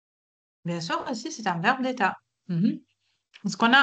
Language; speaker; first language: French; non-native, fluent; Arabic